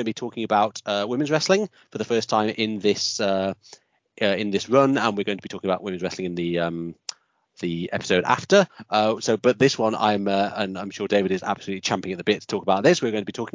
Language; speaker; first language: English; native; English